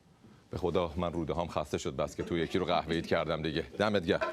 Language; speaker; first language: Persian; native; Persian